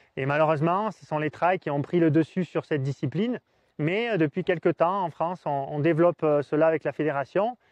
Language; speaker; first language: French; native; French